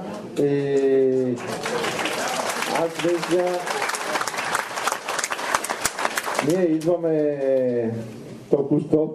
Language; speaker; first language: Bulgarian; non-native, fluent; Italian